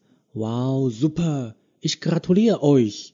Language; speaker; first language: German; non-native, fluent; Chinese